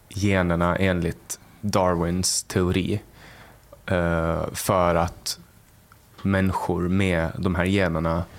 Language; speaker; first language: Swedish; native; Swedish